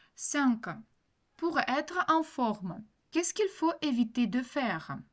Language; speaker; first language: French; non-native, fluent; Ukrainian